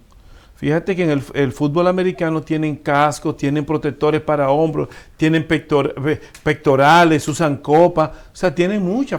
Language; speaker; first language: Spanish; native; Spanish